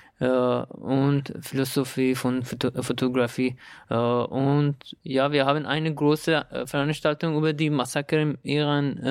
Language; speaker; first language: German; non-native, learner; Persian